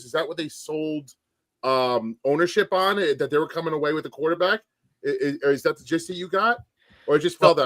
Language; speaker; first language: English; native; English